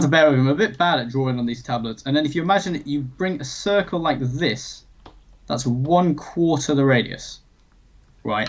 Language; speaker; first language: English; native; English